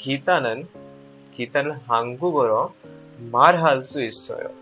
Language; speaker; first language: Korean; non-native, fluent; Hindi